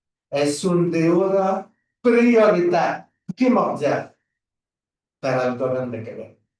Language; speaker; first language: Spanish; non-native, fluent; French